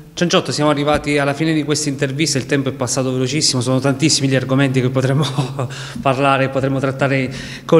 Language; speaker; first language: Italian; native; Italian